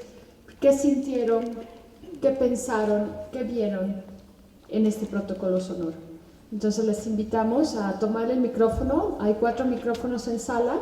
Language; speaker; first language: Spanish; native; Spanish